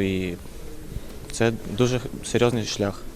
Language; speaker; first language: Ukrainian; non-native, local second language; Russian